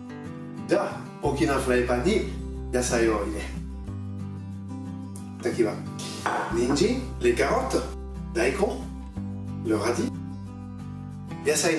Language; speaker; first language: Japanese; non-native, fluent; French